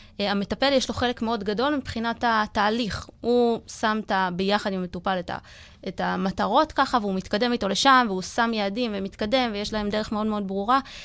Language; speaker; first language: Hebrew; native; Hebrew